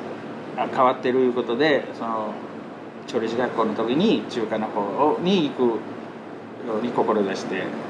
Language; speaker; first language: Japanese; native; Japanese